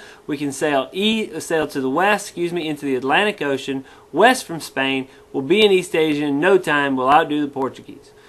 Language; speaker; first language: English; native; English